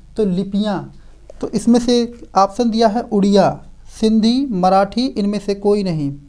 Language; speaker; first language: Hindi; native; Hindi